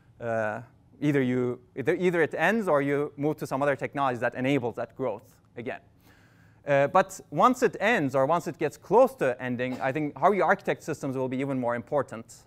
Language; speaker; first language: English; non-native, fluent; Turkish